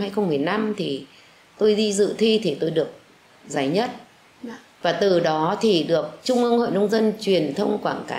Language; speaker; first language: Vietnamese; native; Vietnamese